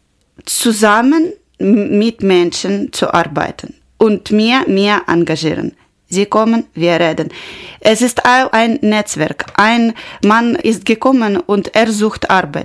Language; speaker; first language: German; non-native, learner; Ukrainian